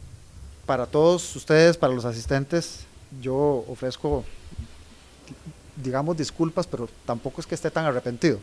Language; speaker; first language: Spanish; native; Spanish